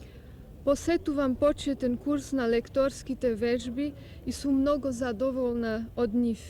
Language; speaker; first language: Macedonian; non-native, learner; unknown